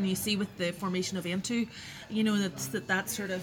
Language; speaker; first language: English; native; English